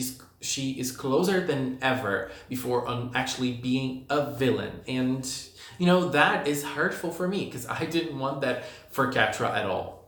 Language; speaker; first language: English; non-native, fluent; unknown